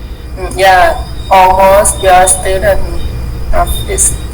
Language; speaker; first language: English; non-native, learner; Vietnamese